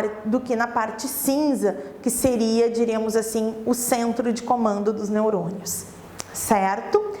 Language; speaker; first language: Portuguese; native; Portuguese